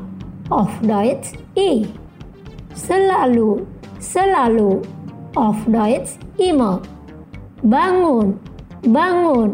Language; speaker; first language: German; non-native, fluent; Indonesian